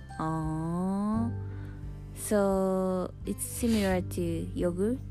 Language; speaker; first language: English; non-native, learner; Japanese